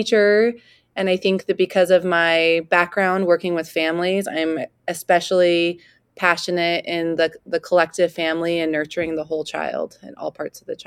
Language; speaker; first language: English; native; English